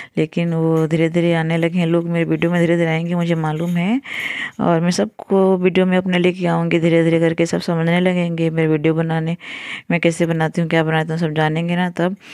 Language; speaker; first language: Hindi; non-native, local second language; Odia